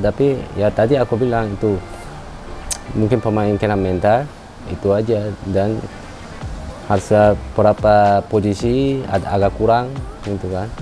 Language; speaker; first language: Indonesian; non-native, fluent; Korean